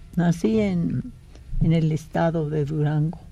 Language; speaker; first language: Spanish; native; Spanish